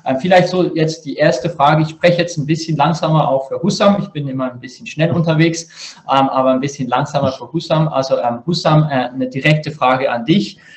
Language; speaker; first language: German; native; German